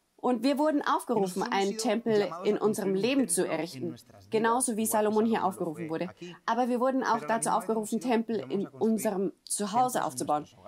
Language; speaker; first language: German; non-native, fluent; Spanish